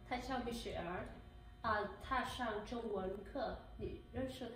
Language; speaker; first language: Chinese; non-native, learner; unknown